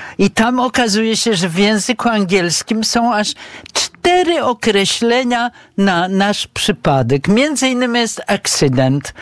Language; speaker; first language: Polish; early bilingual, other home language; Romanian